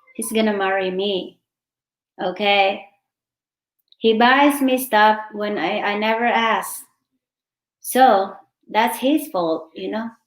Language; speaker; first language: English; non-native, local second language; Filipino